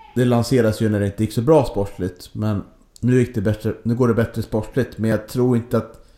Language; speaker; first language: Swedish; native; Swedish